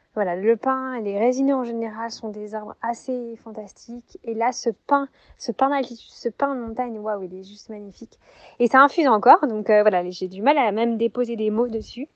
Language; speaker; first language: French; native; French